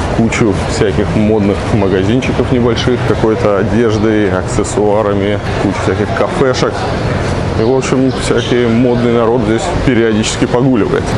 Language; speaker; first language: Russian; native; Russian